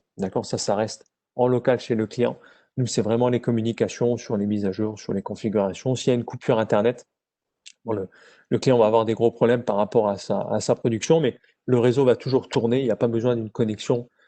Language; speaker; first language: French; native; French